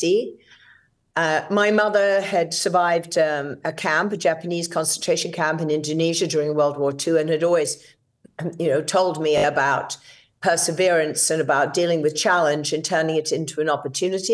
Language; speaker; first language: English; native; English